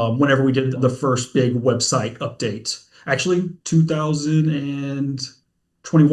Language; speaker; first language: English; native; English